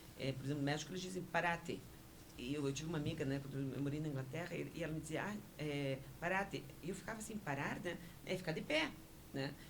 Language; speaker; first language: Portuguese; early bilingual, other home language; Spanish